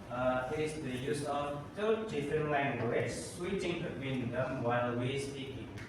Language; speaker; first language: English; non-native, learner; Indonesian